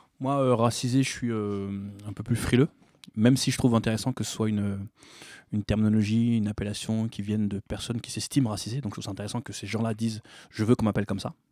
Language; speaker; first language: French; native; French